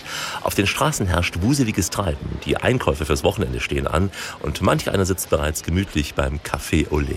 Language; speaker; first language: German; native; German